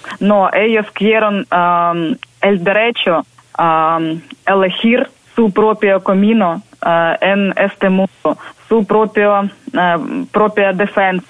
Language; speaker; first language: Spanish; non-native, fluent; Ukrainian